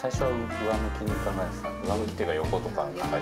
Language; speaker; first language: Japanese; native; Japanese